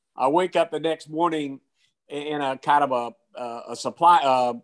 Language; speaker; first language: English; native; English